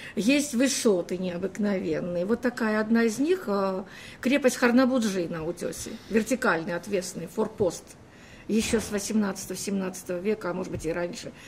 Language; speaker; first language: Russian; native; Russian